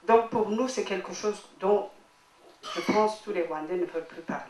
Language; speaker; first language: French; non-native, local second language; Kinyarwanda